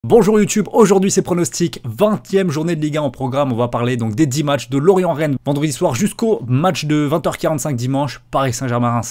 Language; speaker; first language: French; native; French